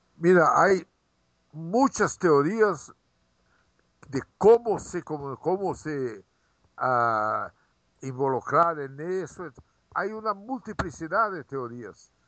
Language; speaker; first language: Spanish; non-native, fluent; Portuguese